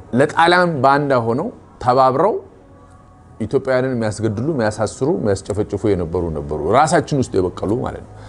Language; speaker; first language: Amharic; native; Amharic